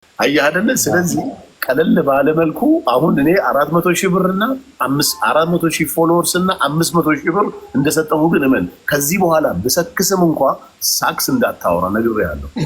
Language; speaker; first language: Amharic; native; Amharic